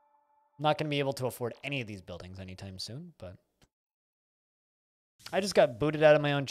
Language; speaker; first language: English; native; English